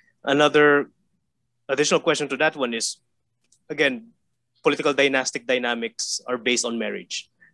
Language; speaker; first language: English; non-native, local second language; Filipino